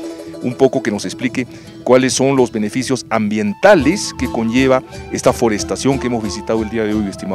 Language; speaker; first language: Spanish; native; Spanish